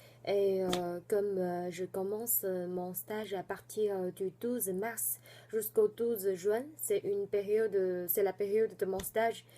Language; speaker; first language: French; non-native, fluent; Chinese